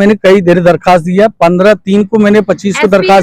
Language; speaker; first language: Hindi; native; Hindi